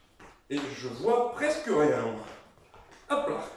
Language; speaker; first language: French; native; French